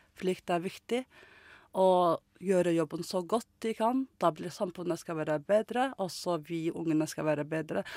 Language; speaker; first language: Norwegian; non-native, learner; Mongolian